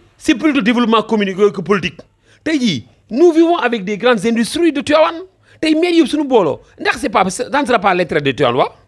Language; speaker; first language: French; non-native, local second language; Wolof